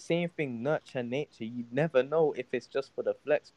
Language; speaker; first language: English; native; English